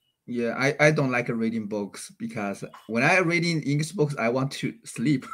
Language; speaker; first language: English; non-native, learner; Chinese